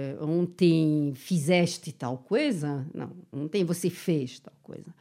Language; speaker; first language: Portuguese; non-native, fluent; French